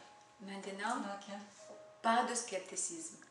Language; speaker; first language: French; non-native, learner; Russian